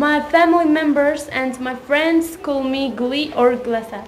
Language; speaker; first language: English; non-native, learner; Uzbek